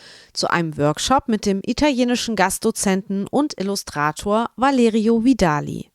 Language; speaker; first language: German; native; German